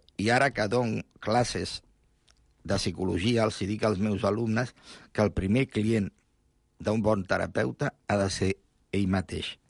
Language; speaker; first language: Catalan; native; Catalan